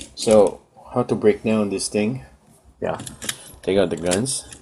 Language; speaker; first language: English; non-native, local second language; Cebuano